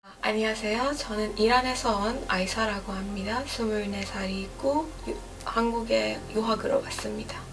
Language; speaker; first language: Korean; non-native, fluent; Persian